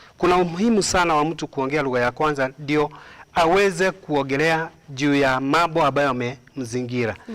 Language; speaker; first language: Swahili; non-native, local second language; Kikuyu